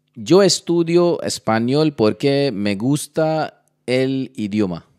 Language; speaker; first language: Spanish; non-native, learner; Hindi